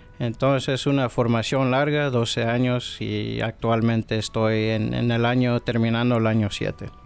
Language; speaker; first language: Spanish; early bilingual, heritage; Spanish